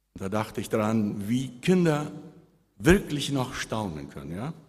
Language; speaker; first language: German; early bilingual, heritage; Spanish